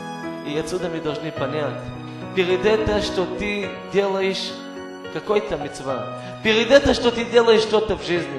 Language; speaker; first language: Russian; non-native, learner; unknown